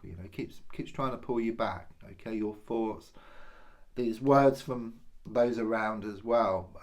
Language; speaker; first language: English; native; English